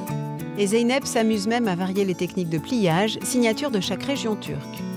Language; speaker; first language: French; native; French